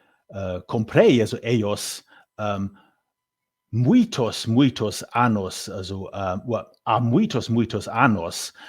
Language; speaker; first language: Portuguese; non-native, learner; English